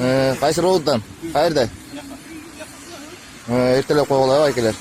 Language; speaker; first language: Kyrgyz; native; Kyrgyz